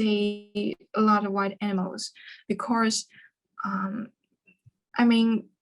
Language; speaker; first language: English; non-native, learner; Chinese